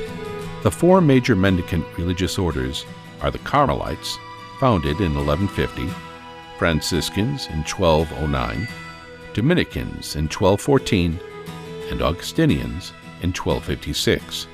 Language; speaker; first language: English; native; English